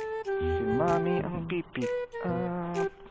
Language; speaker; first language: Filipino; native; Filipino